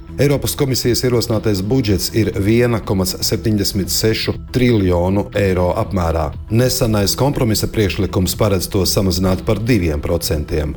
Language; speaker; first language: Latvian; non-native, local second language; Russian